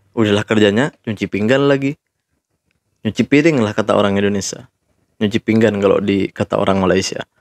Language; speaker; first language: Indonesian; native; Indonesian